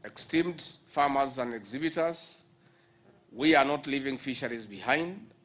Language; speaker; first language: English; non-native, local second language; Kikuyu